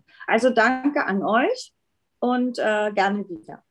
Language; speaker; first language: German; native; German